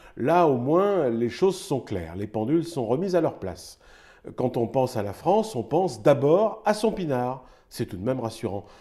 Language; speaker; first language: French; native; French